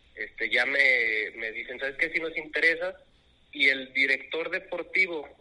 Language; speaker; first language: Spanish; native; Spanish